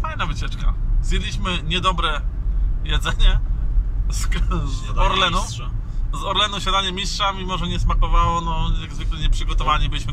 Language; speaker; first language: Polish; native; Polish